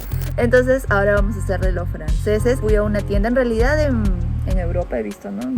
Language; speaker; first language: Spanish; native; Spanish